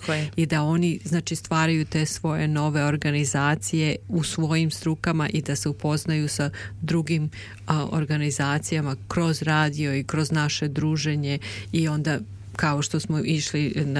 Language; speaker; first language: Serbian; native; Serbian